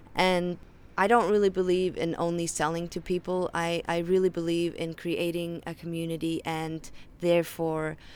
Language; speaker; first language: English; non-native, fluent; Faroese